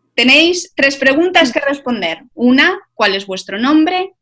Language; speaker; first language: Spanish; native; Spanish